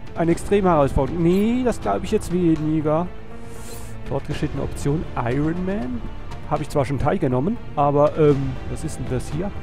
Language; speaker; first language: German; non-native, fluent; Swiss German